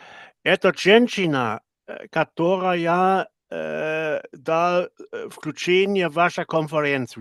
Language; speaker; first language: Russian; non-native, learner; German